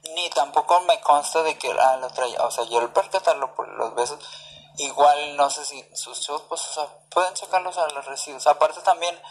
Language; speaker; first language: Spanish; native; Spanish